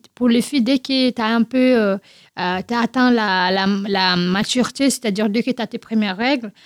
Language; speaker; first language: French; non-native, local second language; Fula